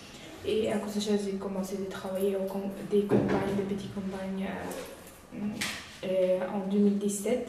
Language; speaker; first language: French; non-native, learner; Uyghur